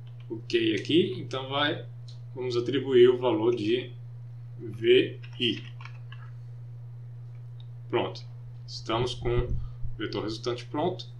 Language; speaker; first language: Portuguese; native; Portuguese